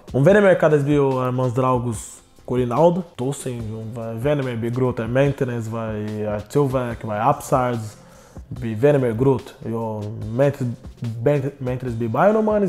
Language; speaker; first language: Latvian; non-native, learner; Portuguese